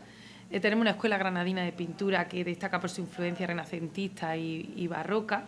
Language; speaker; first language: Spanish; native; Spanish